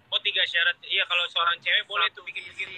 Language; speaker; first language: Indonesian; native; Indonesian